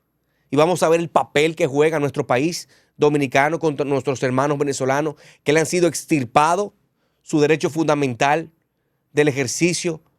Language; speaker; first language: Spanish; native; Spanish